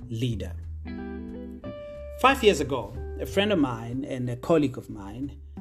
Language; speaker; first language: English; non-native, local second language; Tswana